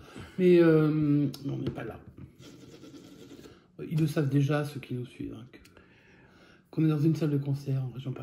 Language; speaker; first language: French; native; French